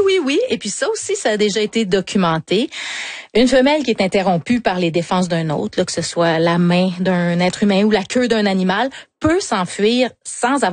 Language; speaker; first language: French; native; French